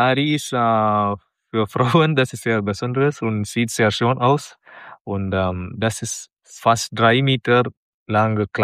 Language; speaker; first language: German; non-native, learner; Malayalam